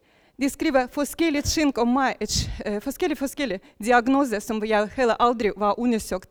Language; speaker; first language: Danish; non-native, local second language; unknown